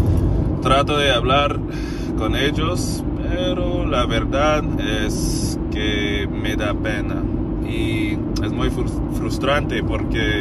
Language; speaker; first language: Spanish; non-native, learner; English